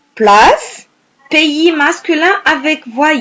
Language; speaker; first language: French; non-native, fluent; Arabic